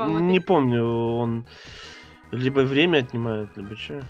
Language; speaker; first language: Russian; native; Russian